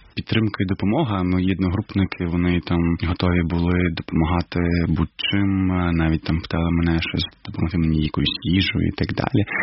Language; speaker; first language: Ukrainian; non-native, local second language; Crimean Tatar